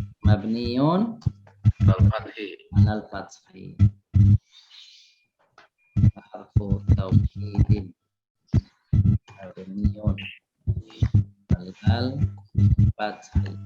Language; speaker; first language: Arabic; non-native, fluent; Indonesian